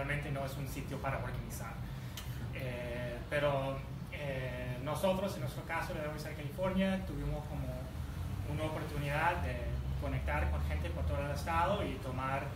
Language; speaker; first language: Spanish; early bilingual, heritage; Spanish